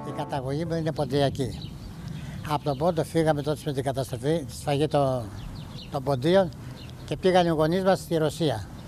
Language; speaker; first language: Greek; early bilingual, heritage; Greek